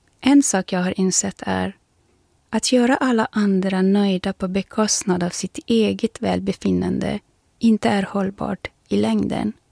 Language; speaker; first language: Swedish; non-native, fluent; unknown